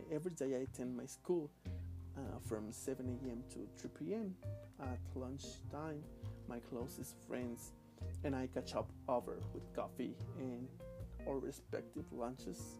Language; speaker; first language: English; non-native, learner; Spanish